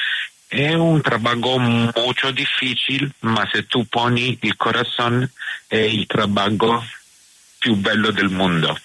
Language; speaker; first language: Spanish; non-native, learner; Italian